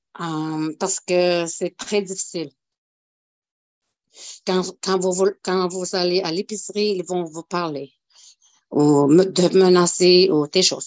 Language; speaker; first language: French; non-native, local second language; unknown